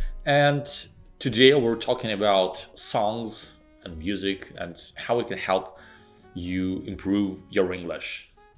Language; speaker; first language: English; non-native, fluent; Russian